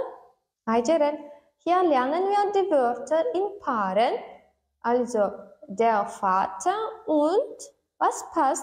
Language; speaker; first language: German; non-native, learner; Turkmen